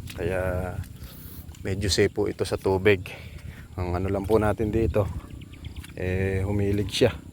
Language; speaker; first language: Filipino; native; Filipino